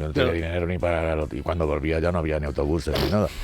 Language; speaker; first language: Spanish; native; Spanish